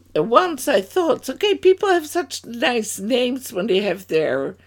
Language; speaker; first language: English; non-native, fluent; Dutch